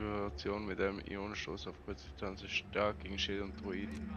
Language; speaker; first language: German; native; German